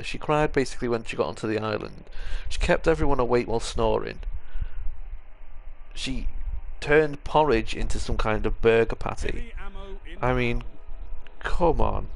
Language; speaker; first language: English; native; English